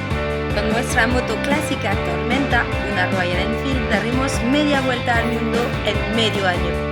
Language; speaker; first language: Spanish; non-native, fluent; French